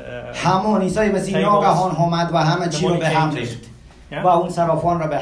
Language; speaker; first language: Persian; early bilingual, heritage; Persian